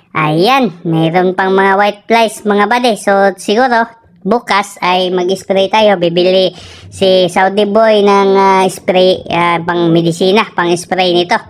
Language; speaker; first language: Filipino; non-native, local second language; Cebuano